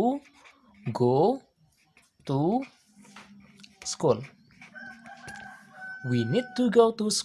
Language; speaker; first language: English; non-native, learner; Indonesian